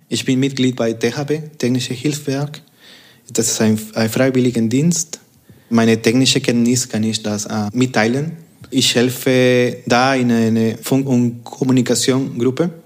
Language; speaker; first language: German; non-native, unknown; Spanish